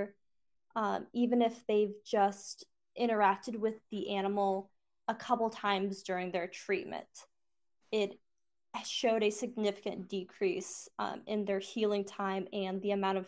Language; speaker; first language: English; native; English